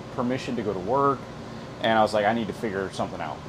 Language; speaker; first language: English; native; English